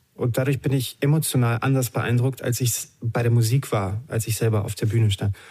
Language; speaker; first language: German; early bilingual, other home language; Romanian